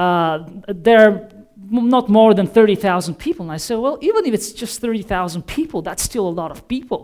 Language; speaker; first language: English; non-native, fluent; Bulgarian